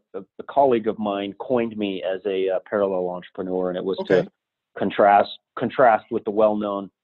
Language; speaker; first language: English; native; English